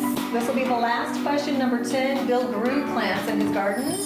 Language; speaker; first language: English; native; English